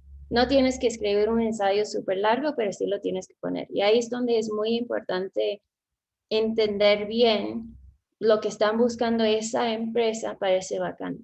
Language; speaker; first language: Spanish; non-native, fluent; English